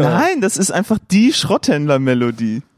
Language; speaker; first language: German; native; German